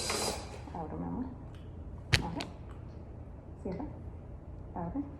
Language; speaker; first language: Spanish; native; Spanish